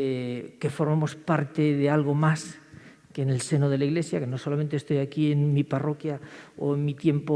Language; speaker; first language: Spanish; native; Spanish